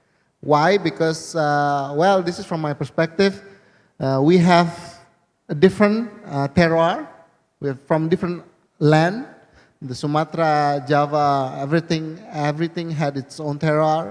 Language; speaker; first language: English; non-native, fluent; Indonesian